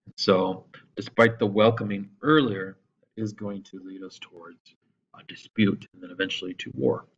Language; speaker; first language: English; native; English